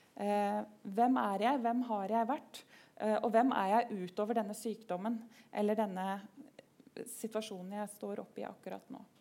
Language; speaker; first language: Norwegian; native; Norwegian